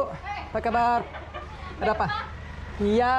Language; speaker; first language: Indonesian; non-native, fluent; English